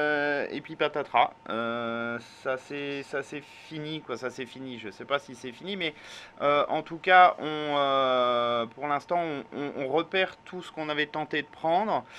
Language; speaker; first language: French; native; French